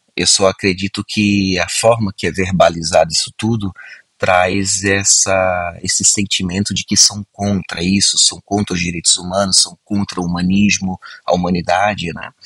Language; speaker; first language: Portuguese; native; Portuguese